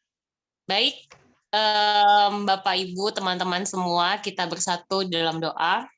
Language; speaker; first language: Indonesian; native; Indonesian